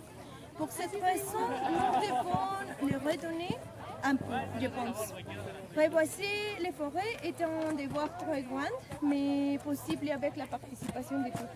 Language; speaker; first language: French; non-native, learner; Spanish